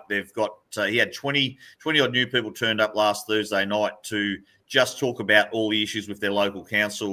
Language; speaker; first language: English; native; English